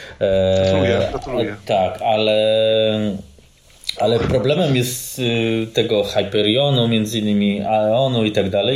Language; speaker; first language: Polish; native; Polish